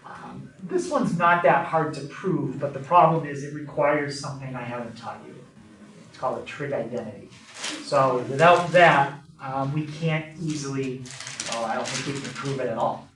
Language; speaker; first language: English; native; English